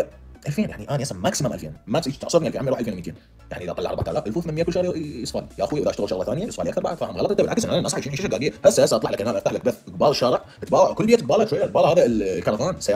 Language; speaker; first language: Arabic; native; Arabic